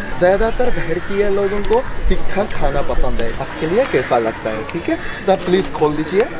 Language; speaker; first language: Hindi; non-native, fluent; Japanese